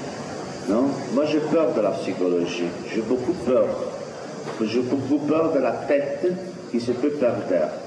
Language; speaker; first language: French; non-native, fluent; Italian